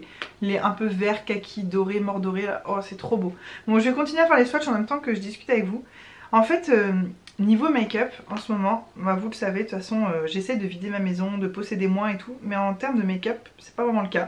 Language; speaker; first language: French; native; French